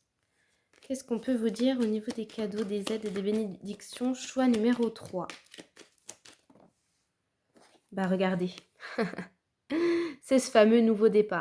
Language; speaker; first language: French; native; French